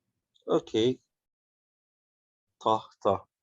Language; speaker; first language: English; non-native, learner; Turkish